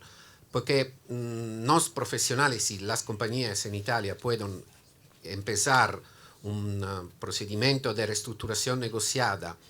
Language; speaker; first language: Spanish; non-native, learner; Italian